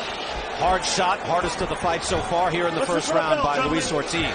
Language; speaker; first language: English; native; English